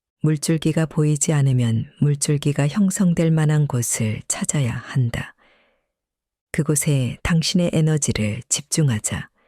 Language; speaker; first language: Korean; native; Korean